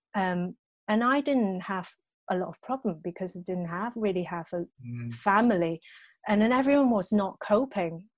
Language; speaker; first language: English; non-native, local second language; Cantonese